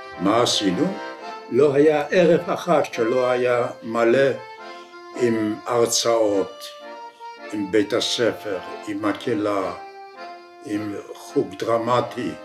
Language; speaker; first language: Hebrew; non-native, fluent; Yiddish